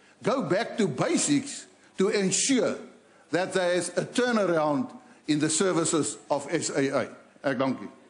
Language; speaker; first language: English; non-native, local second language; Afrikaans